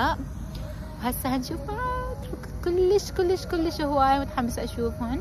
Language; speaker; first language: Arabic; non-native, fluent; Persian